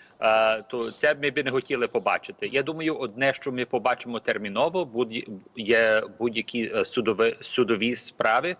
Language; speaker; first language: Ukrainian; early bilingual, heritage; Ukrainian